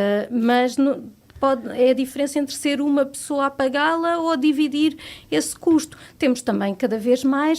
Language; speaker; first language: Portuguese; native; Portuguese